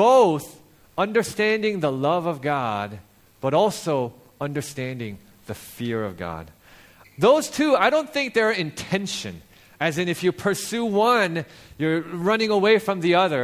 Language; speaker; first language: English; early bilingual, other home language; Korean